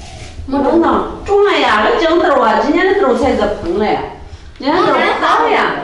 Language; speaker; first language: Chinese; native; Chinese